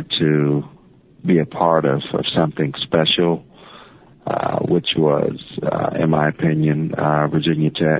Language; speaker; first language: English; native; English